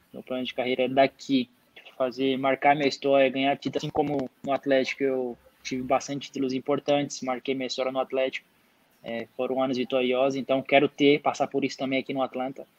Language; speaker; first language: Portuguese; native; Portuguese